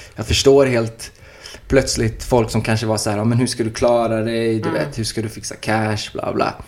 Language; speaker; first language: Swedish; native; Swedish